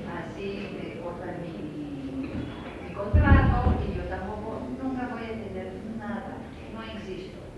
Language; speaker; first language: Spanish; non-native, fluent; Greek